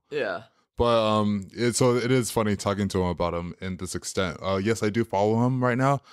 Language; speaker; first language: English; native; English